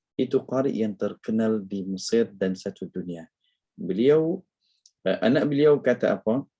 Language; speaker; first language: Malay; non-native, fluent; Arabic